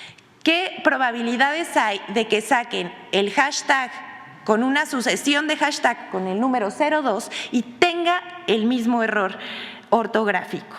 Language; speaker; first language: Spanish; native; Spanish